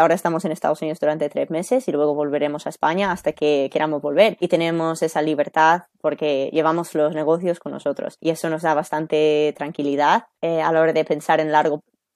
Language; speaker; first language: Spanish; non-native, fluent; English